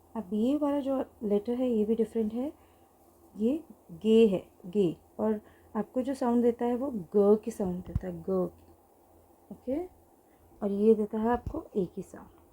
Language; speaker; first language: Hindi; native; Hindi